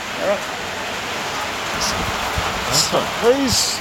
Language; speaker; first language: English; native; English